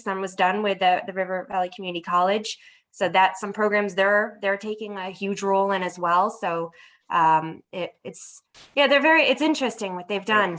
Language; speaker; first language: English; native; English